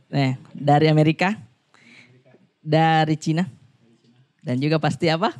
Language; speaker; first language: Indonesian; native; Indonesian